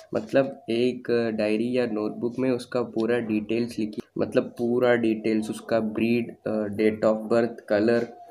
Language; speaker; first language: Hindi; non-native, local second language; Tamil